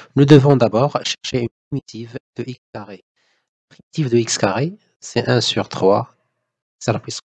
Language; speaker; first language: French; non-native, local second language; Arabic